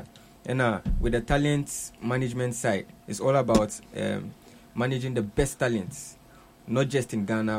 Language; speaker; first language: English; non-native, local second language; Akan